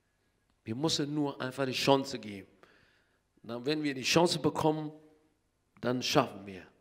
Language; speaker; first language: German; non-native, learner; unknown